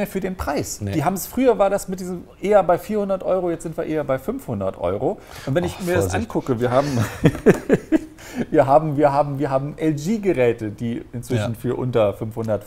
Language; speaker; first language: German; native; German